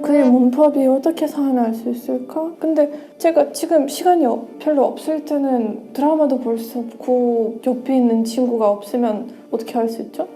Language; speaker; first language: Korean; non-native, fluent; Russian